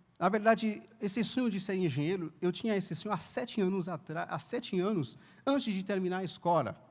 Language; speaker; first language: Portuguese; non-native, fluent; Haitian Creole